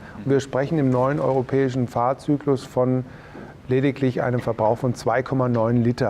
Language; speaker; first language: German; native; German